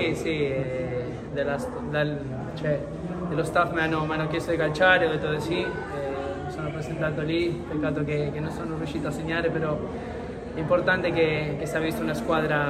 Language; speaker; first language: Italian; non-native, fluent; Spanish